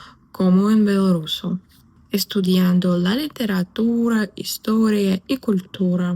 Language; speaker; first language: Spanish; non-native, fluent; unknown